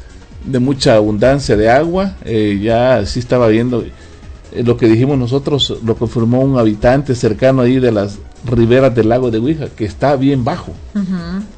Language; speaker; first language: Spanish; native; Spanish